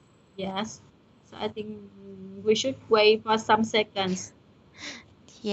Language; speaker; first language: English; non-native, learner; Vietnamese